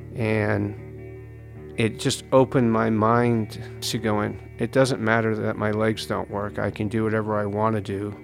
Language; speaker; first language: English; native; English